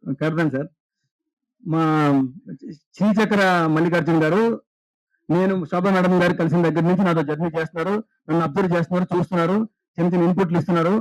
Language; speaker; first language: Telugu; native; Telugu